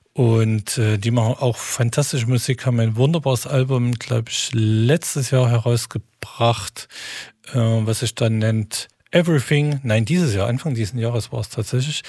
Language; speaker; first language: German; native; German